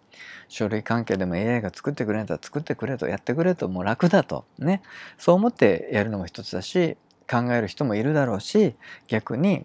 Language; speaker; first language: Japanese; native; Japanese